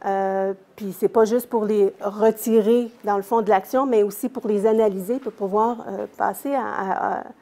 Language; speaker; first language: French; native; French